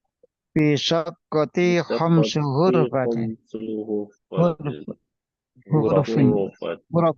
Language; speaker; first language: Arabic; non-native, learner; Indonesian